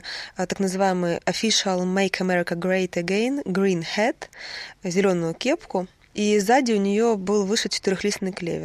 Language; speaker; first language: Russian; native; Russian